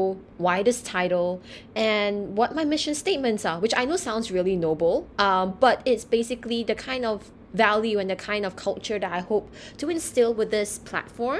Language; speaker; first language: English; native; English